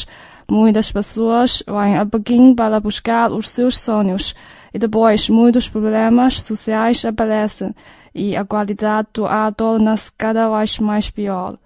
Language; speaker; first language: Portuguese; non-native, learner; Chinese